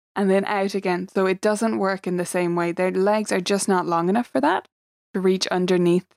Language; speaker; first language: English; native; English